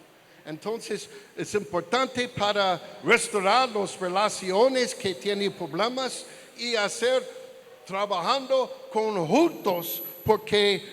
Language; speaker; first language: Spanish; non-native, learner; English